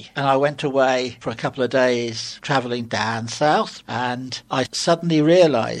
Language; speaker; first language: English; native; English